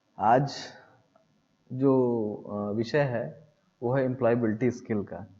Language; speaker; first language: Hindi; native; Hindi